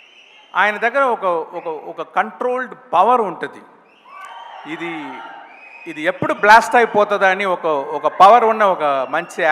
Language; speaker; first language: Telugu; non-native, local second language; Tamil